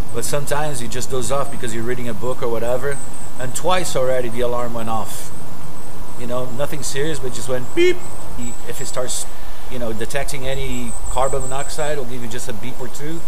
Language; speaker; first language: English; non-native, fluent; Portuguese